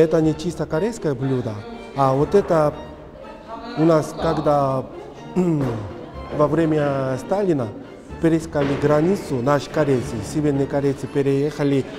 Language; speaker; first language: Russian; non-native, learner; Korean